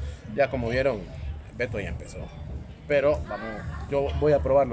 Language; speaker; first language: Spanish; native; Spanish